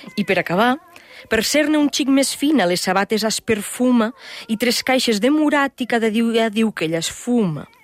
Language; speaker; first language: Catalan; native; Catalan